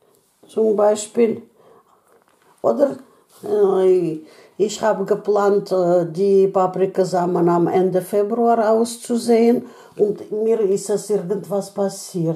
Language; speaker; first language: German; non-native, learner; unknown